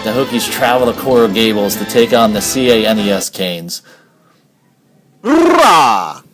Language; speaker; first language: English; native; English